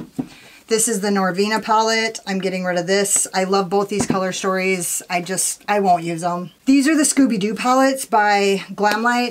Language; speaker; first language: English; native; English